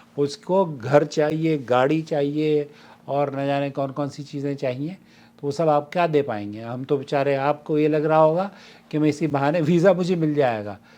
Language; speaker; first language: Urdu; native; Urdu